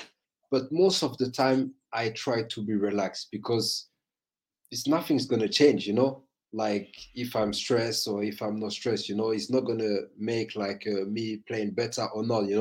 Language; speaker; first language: English; non-native, fluent; French